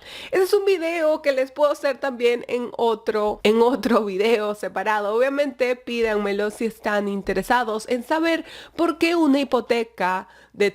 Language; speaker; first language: Spanish; native; Spanish